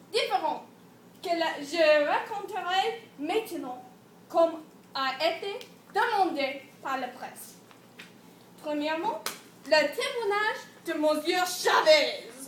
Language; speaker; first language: French; non-native, learner; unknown